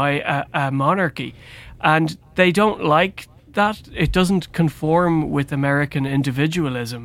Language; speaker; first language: English; native; English